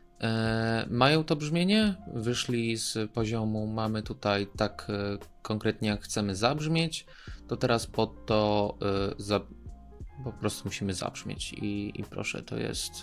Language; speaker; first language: Polish; native; Polish